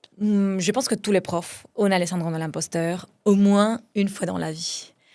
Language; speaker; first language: French; non-native, fluent; Spanish